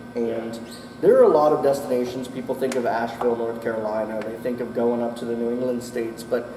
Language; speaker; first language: English; native; English